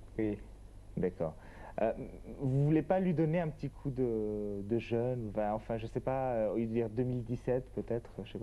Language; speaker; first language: French; native; French